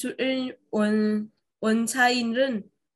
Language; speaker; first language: Korean; non-native, learner; Vietnamese